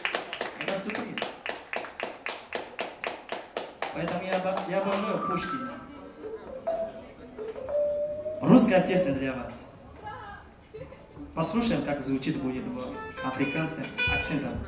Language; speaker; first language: Russian; non-native, fluent; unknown